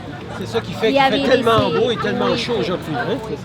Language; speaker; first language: French; native; French